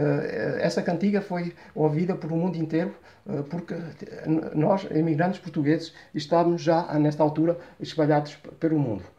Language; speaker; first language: Portuguese; early bilingual, heritage; Portuguese